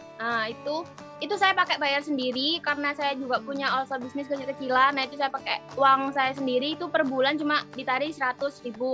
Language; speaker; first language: Indonesian; non-native, local second language; Madurese